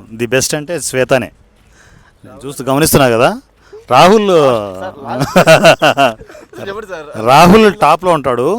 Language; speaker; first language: Telugu; native; Telugu